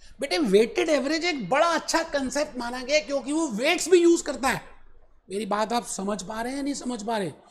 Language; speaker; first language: Hindi; native; Hindi